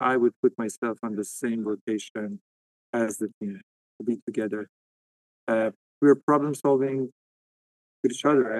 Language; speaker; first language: English; non-native, fluent; Persian